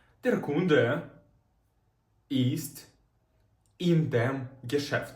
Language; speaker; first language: German; non-native, fluent; Ukrainian